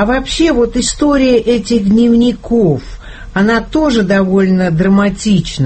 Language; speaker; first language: Russian; non-native, fluent; English